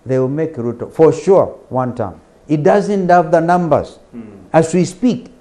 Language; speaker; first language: English; non-native, local second language; Kamba